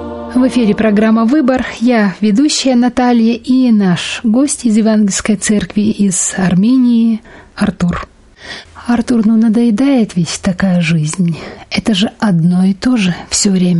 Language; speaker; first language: Russian; native; Russian